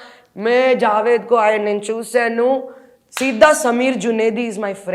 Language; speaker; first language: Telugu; non-native, local second language; Hindi